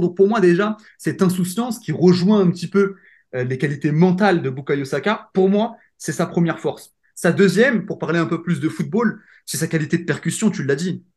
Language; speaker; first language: French; native; French